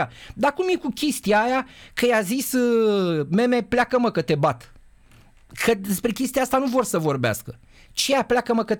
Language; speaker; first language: Romanian; native; Romanian